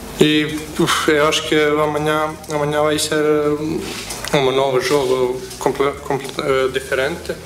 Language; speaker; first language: Portuguese; non-native, fluent; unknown